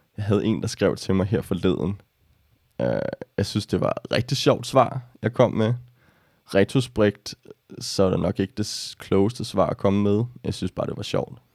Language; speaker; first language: Danish; native; Danish